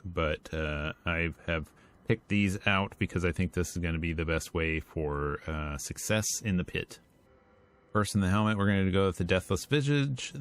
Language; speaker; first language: English; native; English